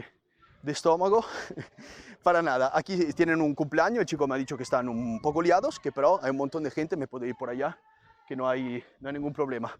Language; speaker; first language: Spanish; non-native, fluent; Italian